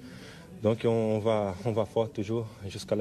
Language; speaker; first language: French; non-native, learner; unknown